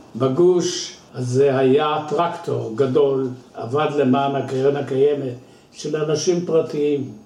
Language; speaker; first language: Hebrew; native; Hebrew